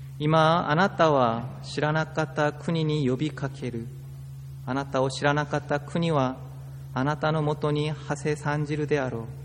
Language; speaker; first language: Japanese; non-native, fluent; Korean